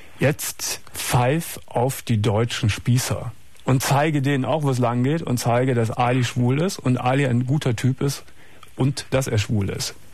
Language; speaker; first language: German; native; German